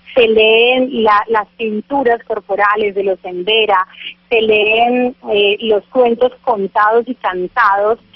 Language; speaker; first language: Spanish; native; Spanish